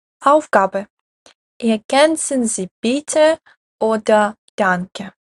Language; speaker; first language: German; non-native, fluent; Ukrainian